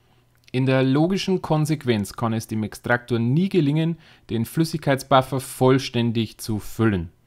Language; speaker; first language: German; native; German